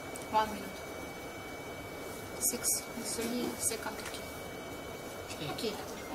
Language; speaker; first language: English; non-native, learner; Russian